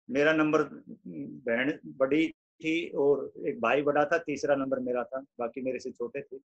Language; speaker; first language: Hindi; native; Hindi